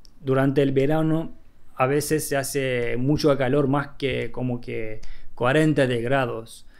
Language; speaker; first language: Spanish; non-native, fluent; Turkish